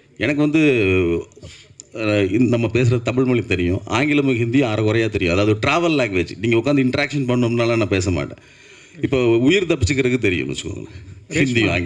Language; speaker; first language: Tamil; native; Tamil